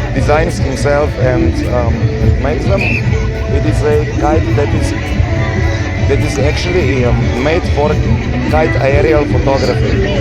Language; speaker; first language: English; non-native, fluent; Slovenian